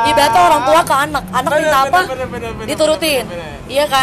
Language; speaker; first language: Indonesian; native; Indonesian